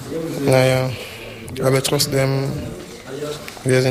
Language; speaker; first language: German; non-native, learner; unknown